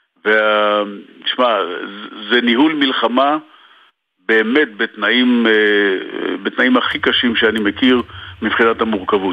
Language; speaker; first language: Hebrew; native; Hebrew